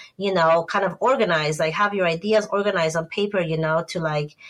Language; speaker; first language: English; non-native, fluent; Spanish